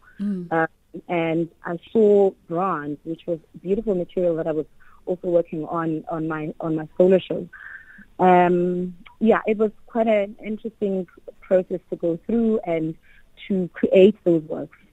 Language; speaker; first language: English; non-native, local second language; Xhosa